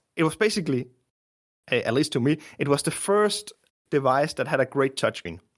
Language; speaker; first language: English; non-native, fluent; Danish